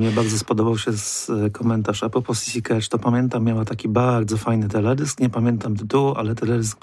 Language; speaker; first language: Polish; native; Polish